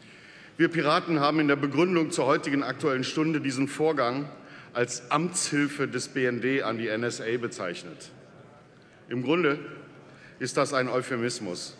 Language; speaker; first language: German; native; German